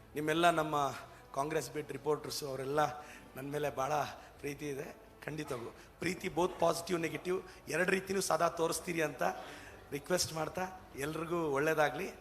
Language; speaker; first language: Kannada; native; Kannada